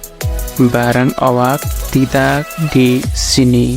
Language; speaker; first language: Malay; non-native, fluent; Nepali